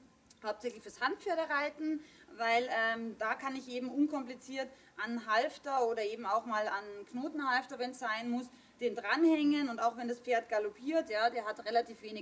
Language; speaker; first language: German; native; German